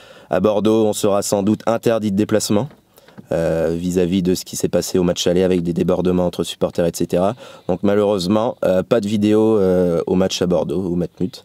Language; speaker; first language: French; native; French